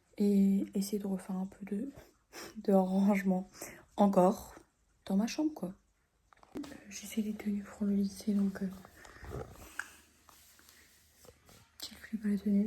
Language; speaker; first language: French; native; French